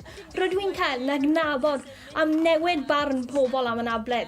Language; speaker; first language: Welsh; non-native, learner; English